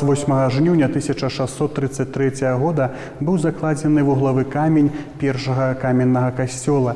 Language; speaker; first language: Belarusian; native; Belarusian